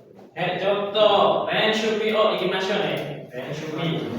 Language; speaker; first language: Japanese; non-native, fluent; Indonesian